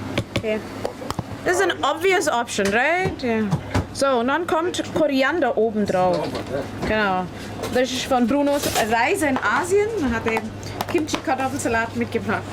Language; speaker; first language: German; non-native, fluent; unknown